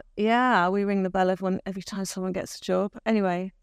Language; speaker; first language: English; native; English